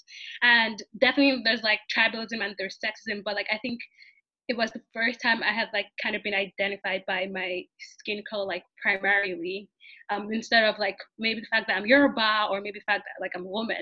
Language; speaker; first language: English; non-native, local second language; Yoruba